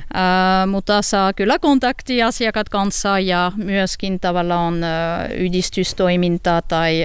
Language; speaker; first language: Finnish; non-native, learner; French